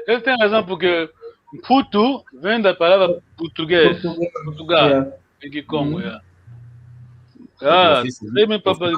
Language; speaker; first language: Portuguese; non-native, local second language; Kongo